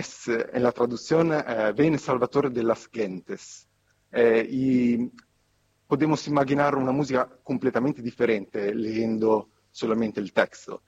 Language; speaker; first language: Spanish; non-native, fluent; Italian